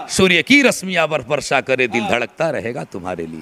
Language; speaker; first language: Hindi; native; Hindi